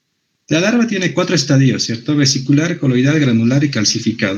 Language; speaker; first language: Spanish; native; Spanish